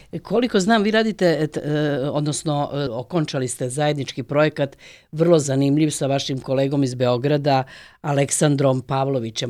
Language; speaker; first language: Serbian; native; Serbian